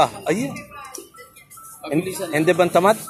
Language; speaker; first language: Filipino; non-native, learner; Arabic